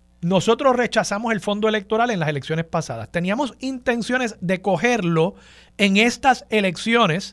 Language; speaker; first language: Spanish; native; Spanish